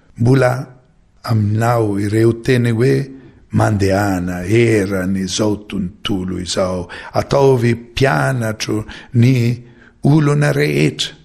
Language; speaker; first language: Malagasy; non-native, fluent; Maltese